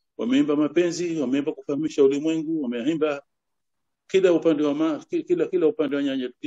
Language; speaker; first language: Swahili; native; Swahili